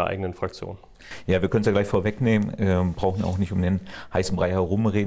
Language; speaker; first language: German; native; German